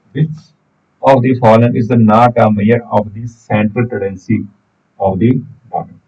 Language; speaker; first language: English; non-native, local second language; Punjabi